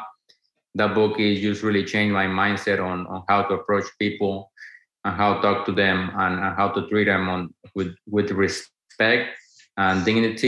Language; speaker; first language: English; non-native, fluent; Spanish